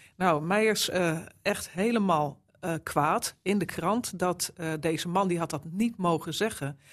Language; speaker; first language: Dutch; native; Dutch